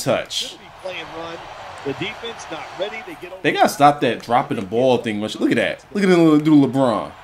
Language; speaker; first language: English; native; English